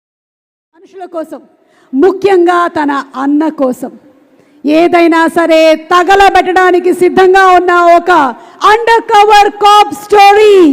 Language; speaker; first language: Telugu; native; Telugu